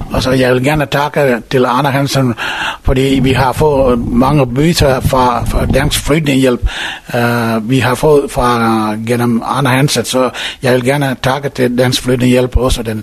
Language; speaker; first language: Danish; non-native, learner; Tamil